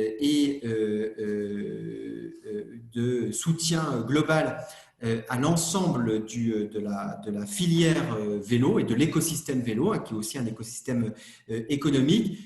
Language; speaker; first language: French; native; French